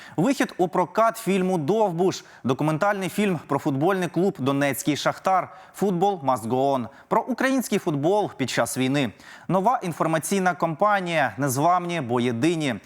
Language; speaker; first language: Ukrainian; native; Ukrainian